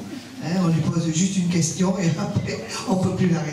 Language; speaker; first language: French; native; French